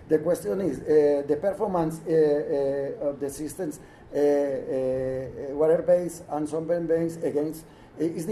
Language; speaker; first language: English; non-native, learner; Spanish